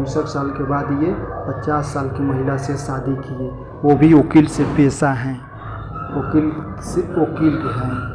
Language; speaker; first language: Hindi; native; Hindi